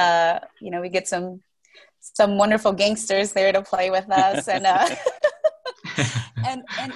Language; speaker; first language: English; native; English